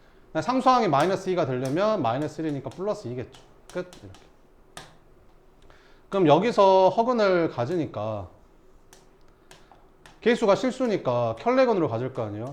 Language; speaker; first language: Korean; native; Korean